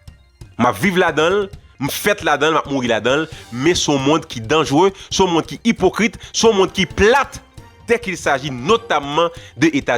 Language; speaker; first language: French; non-native, local second language; Haitian Creole